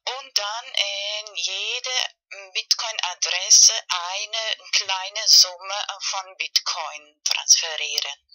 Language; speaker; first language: German; non-native, fluent; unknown